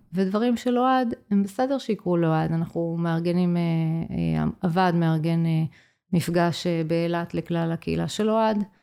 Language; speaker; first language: Hebrew; native; Hebrew